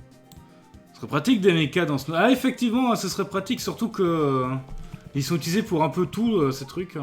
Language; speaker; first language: French; native; French